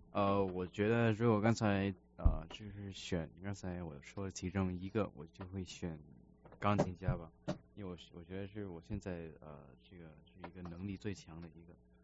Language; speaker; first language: Chinese; early bilingual, heritage; Chinese